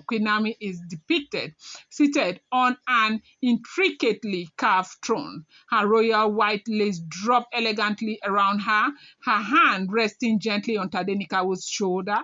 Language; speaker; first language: English; non-native, local second language; Yoruba